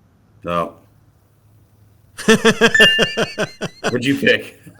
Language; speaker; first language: English; native; English